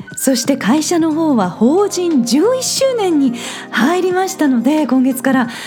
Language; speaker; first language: Japanese; native; Japanese